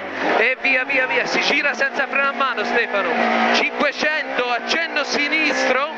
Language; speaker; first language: Italian; native; Italian